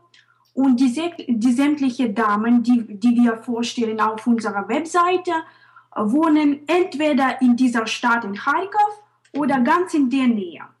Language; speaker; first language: German; non-native, fluent; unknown